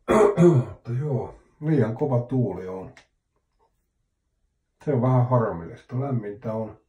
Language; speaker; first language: Finnish; native; Finnish